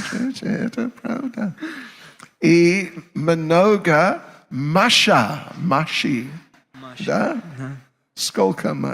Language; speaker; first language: Russian; non-native, learner; English